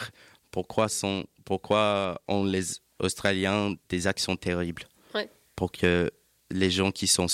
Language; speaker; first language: French; non-native, learner; English